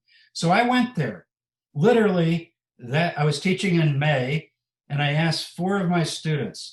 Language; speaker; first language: English; native; English